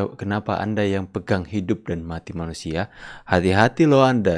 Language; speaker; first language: Indonesian; native; Indonesian